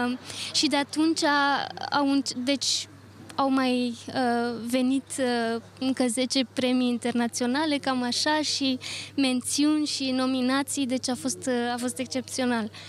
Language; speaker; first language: Romanian; early bilingual, other home language; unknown